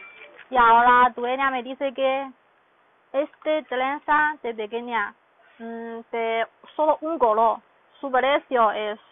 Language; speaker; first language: Spanish; non-native, learner; Chinese